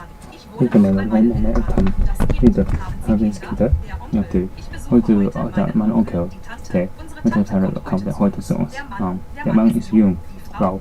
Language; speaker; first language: German; non-native, learner; Japanese